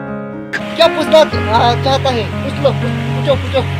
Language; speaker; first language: Hindi; non-native, local second language; Karbi